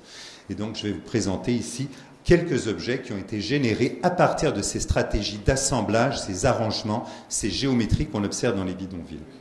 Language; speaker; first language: French; native; French